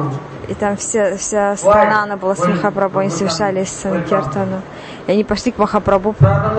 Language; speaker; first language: Russian; non-native, learner; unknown